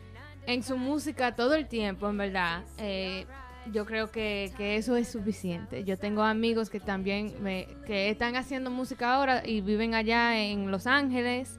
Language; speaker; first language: Spanish; early bilingual, heritage; Spanish